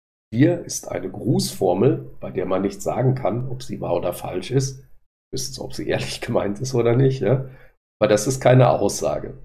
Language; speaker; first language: German; native; German